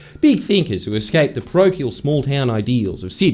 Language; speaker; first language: English; native; English